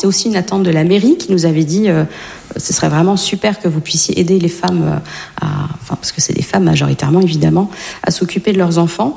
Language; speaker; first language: French; native; French